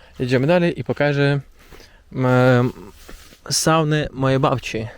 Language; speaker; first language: Polish; non-native, learner; Russian